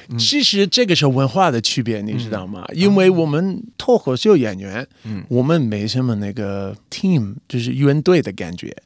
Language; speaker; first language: Chinese; non-native, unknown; English